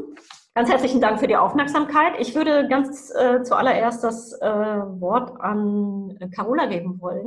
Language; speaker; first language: German; native; German